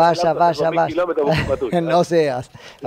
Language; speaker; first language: Spanish; native; Spanish